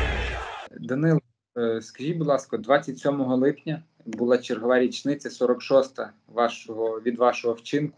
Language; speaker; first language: Ukrainian; native; Ukrainian